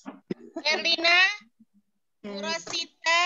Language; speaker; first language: English; non-native, learner; Indonesian